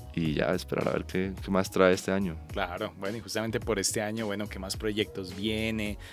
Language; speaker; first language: Spanish; native; Spanish